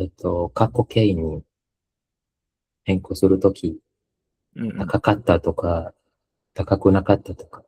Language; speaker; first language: Japanese; non-native, fluent; Indonesian